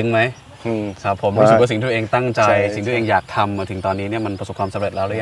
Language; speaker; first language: Thai; native; Thai